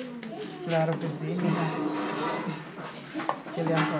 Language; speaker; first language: Spanish; native; Spanish